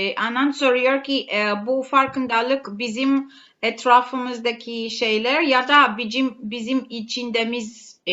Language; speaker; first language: Turkish; non-native, learner; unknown